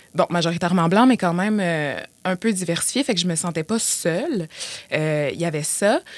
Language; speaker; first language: French; native; French